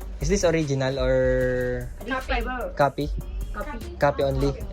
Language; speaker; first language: English; non-native, local second language; Filipino